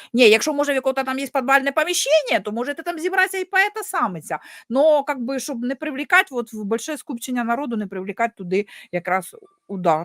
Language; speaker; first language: Ukrainian; non-native, local second language; Russian